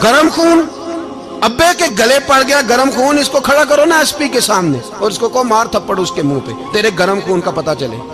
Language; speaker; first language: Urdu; non-native, local second language; Punjabi